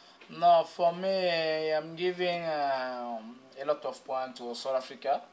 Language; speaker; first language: English; non-native, local second language; French